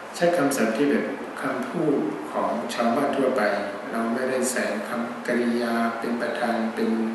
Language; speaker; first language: Thai; non-native, fluent; Burmese